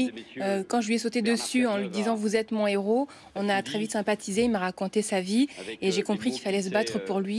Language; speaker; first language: French; native; French